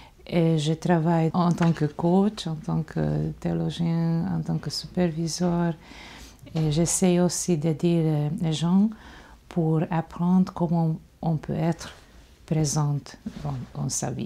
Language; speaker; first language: French; non-native, fluent; Hungarian